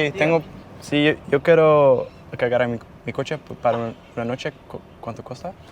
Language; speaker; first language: Spanish; non-native, learner; English